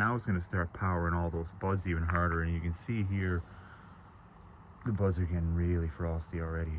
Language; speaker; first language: English; native; English